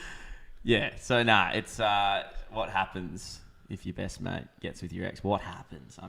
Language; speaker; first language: English; native; English